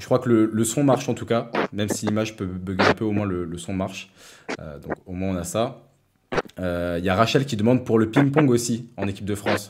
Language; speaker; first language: French; native; French